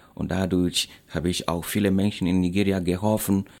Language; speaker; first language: German; non-native, fluent; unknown